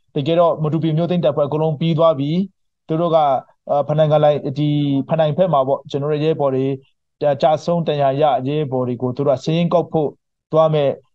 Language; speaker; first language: Burmese; non-native, local second language; Hakha Chin